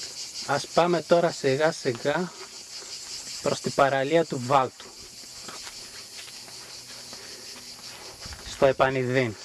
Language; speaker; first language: Greek; native; Greek